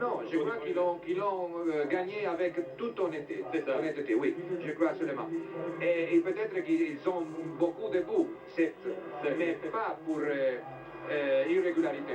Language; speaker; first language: French; non-native, learner; Italian